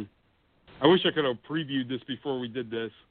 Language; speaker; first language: English; native; English